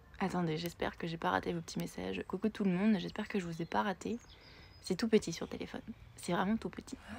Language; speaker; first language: French; native; French